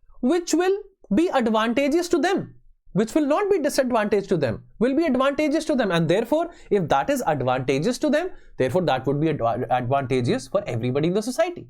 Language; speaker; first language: English; non-native, local second language; Hindi